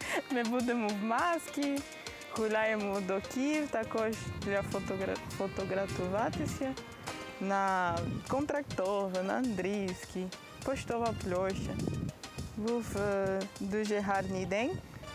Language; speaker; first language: Ukrainian; non-native, learner; Portuguese